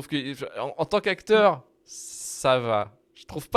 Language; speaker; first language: French; native; French